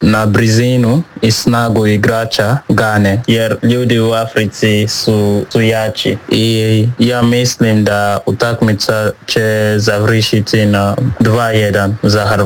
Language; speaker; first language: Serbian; non-native, learner; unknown